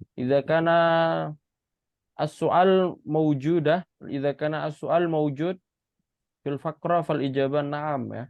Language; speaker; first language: Arabic; non-native, fluent; Indonesian